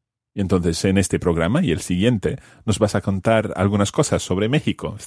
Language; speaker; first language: Spanish; non-native, fluent; English